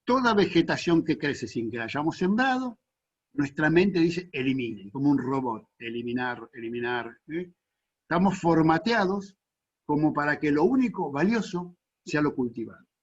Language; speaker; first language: Spanish; native; Spanish